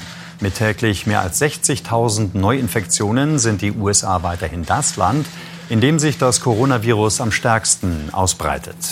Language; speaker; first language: German; native; German